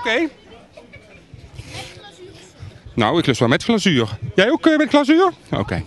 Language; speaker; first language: Dutch; native; Dutch